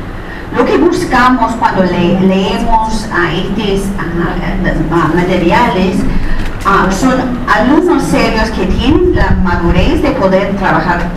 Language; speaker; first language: Spanish; non-native, fluent; English